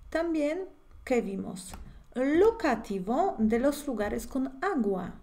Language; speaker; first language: Spanish; non-native, fluent; Polish